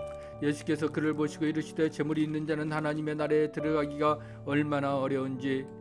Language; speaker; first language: Korean; native; Korean